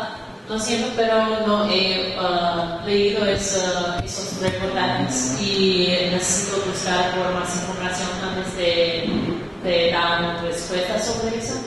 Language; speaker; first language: Spanish; non-native, fluent; English